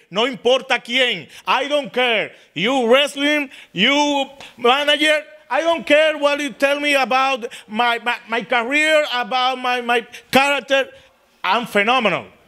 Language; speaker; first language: English; non-native, learner; Spanish